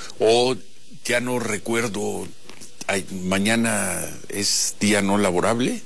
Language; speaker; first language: Spanish; native; Spanish